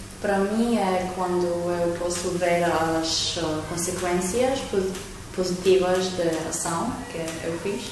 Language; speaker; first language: Portuguese; non-native, learner; Slovenian